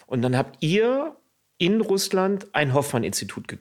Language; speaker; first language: German; native; German